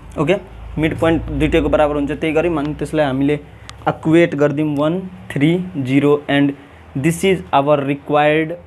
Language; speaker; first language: Nepali; non-native, local second language; Maithili